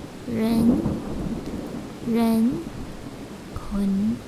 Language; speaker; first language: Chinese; non-native, fluent; Lao